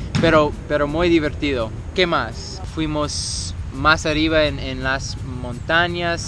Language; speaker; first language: Spanish; non-native, learner; English